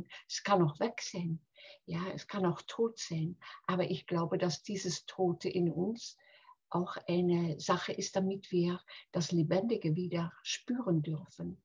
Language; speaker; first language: German; non-native, fluent; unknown